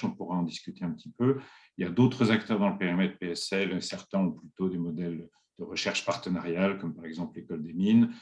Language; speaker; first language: French; native; French